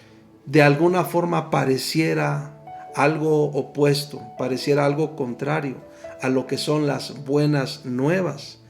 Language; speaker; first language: Spanish; native; Spanish